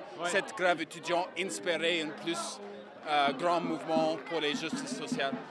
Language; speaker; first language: French; non-native, learner; English